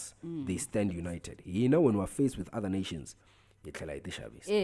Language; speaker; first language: English; non-native, local second language; Tsonga